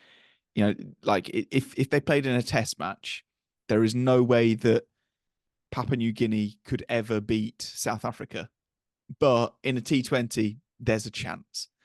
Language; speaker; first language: English; native; English